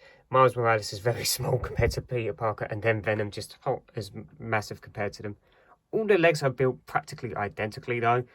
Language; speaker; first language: English; native; English